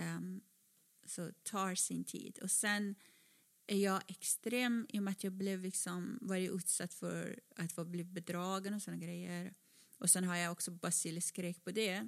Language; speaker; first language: Swedish; non-native, fluent; Persian